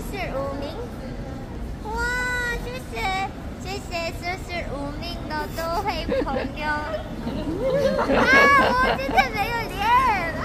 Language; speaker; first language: Chinese; non-native, learner; Korean